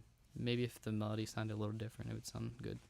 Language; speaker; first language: English; native; English